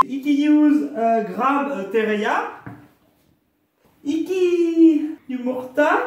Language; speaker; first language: Turkish; non-native, learner; French